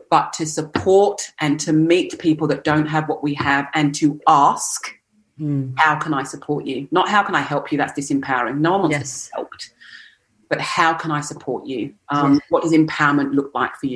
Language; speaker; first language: English; native; English